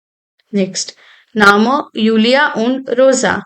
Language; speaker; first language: German; non-native, fluent; Hindi